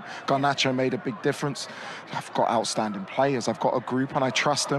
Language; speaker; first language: English; non-native, local second language; Portuguese